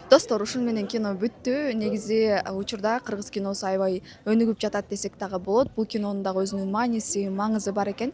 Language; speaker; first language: Kyrgyz; native; Kyrgyz